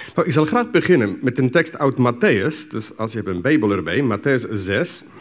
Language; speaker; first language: Dutch; non-native, fluent; English